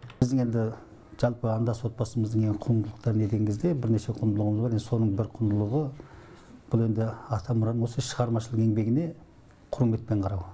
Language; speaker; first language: Kazakh; early bilingual, heritage; Kazakh